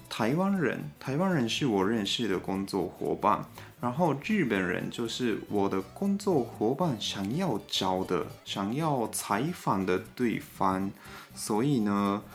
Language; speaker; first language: Chinese; non-native, fluent; Japanese